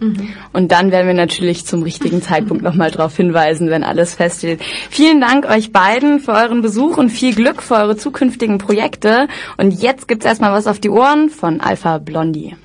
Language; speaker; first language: German; native; German